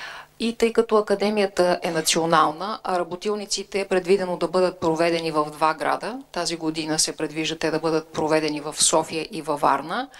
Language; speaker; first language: Bulgarian; native; Bulgarian